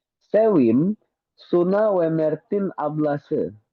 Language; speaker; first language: Turkish; non-native, fluent; Indonesian